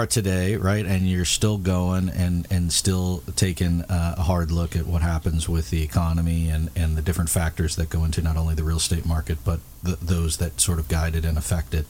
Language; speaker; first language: English; native; English